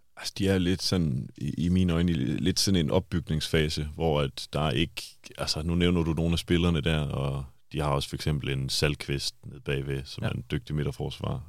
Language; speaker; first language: Danish; native; Danish